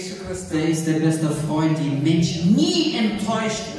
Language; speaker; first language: German; non-native, learner; Portuguese